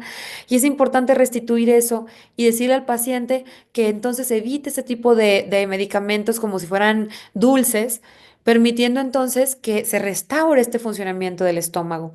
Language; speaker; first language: Spanish; native; Spanish